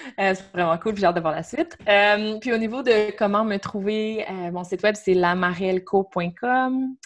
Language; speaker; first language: French; native; French